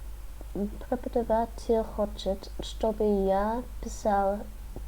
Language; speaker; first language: Russian; non-native, learner; English